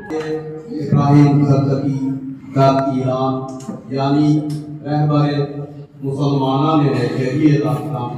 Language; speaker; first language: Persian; non-native, fluent; Urdu